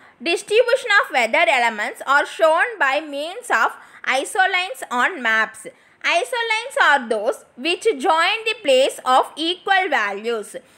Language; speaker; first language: English; non-native, local second language; Tamil